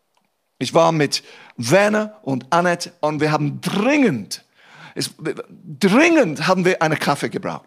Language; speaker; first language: German; non-native, fluent; English